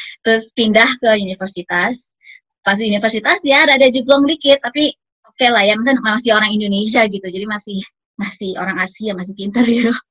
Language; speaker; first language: Indonesian; native; Indonesian